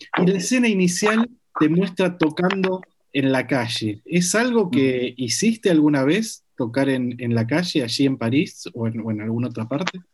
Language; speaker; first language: Spanish; native; Spanish